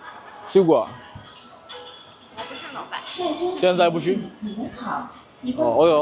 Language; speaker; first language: Chinese; non-native, learner; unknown